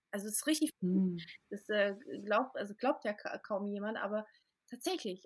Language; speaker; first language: German; early bilingual, other home language; Portuguese